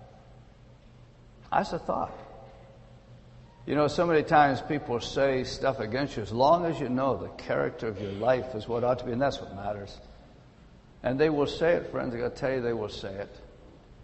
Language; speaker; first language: English; native; English